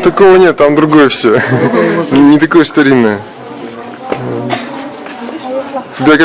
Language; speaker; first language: Russian; native; Russian